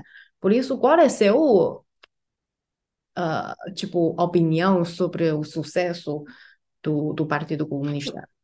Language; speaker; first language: Portuguese; non-native, fluent; Chinese